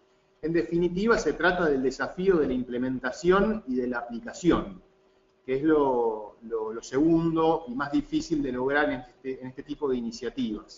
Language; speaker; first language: Spanish; native; Spanish